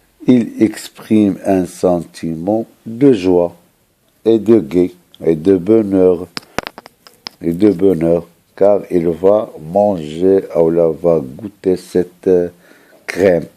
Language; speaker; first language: French; non-native, local second language; Arabic